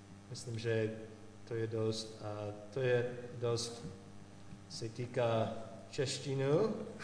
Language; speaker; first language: Czech; non-native, learner; English